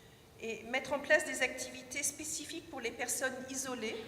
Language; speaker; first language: French; native; French